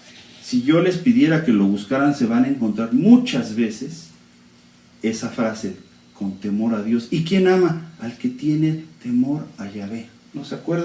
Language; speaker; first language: Spanish; native; Spanish